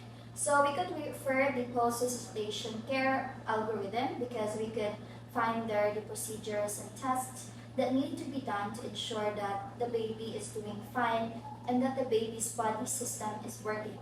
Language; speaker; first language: English; non-native, local second language; Filipino